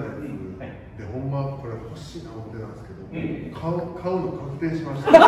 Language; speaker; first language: Japanese; native; Japanese